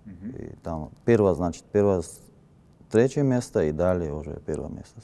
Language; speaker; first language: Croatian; non-native, learner; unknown